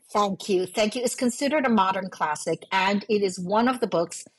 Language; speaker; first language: English; early bilingual, other home language; Cantonese